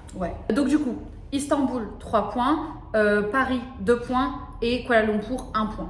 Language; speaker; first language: French; early bilingual, other home language; Arabic